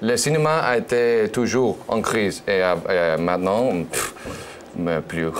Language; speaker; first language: French; non-native, learner; Spanish